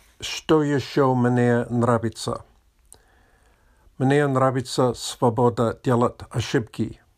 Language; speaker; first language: Russian; non-native, learner; English